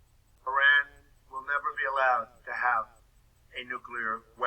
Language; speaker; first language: English; native; English